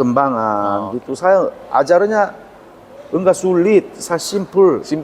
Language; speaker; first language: Indonesian; non-native, learner; Korean